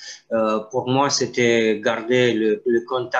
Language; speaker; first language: French; non-native, fluent; Romanian